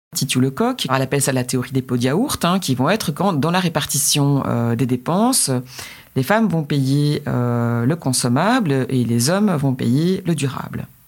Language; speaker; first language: French; native; French